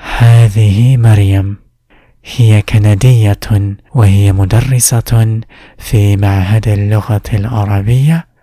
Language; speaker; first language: Arabic; non-native, fluent; English